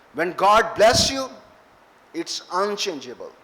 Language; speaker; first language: English; non-native, local second language; Urdu